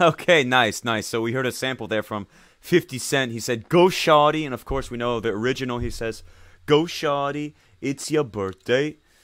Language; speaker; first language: English; native; English